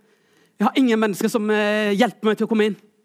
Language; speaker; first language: Norwegian; non-native, fluent; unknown